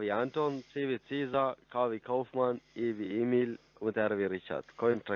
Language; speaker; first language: German; non-native, fluent; Russian